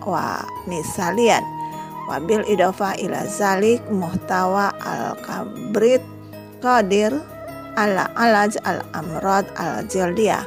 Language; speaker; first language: Arabic; non-native, learner; Indonesian